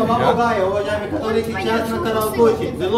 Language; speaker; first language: Russian; non-native, learner; Arabic